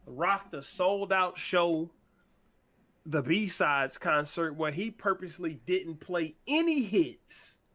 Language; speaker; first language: English; native; English